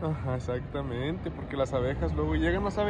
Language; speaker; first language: Spanish; native; Spanish